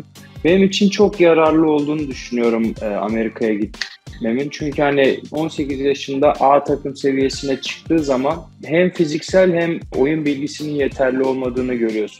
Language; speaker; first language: Turkish; native; Turkish